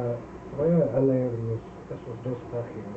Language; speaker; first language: Spanish; non-native, fluent; Welsh